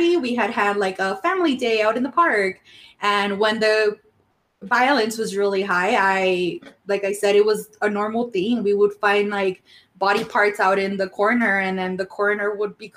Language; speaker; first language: English; early bilingual, other home language; Spanish